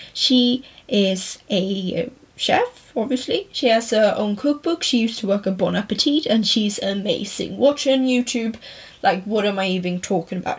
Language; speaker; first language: English; native; English